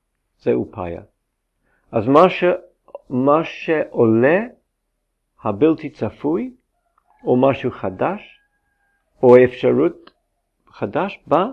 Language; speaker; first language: Hebrew; non-native, fluent; English